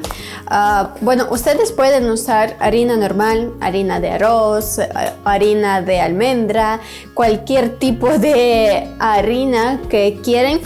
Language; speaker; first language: Spanish; non-native, fluent; Ukrainian